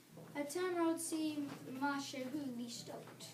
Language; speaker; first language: Hebrew; non-native, learner; English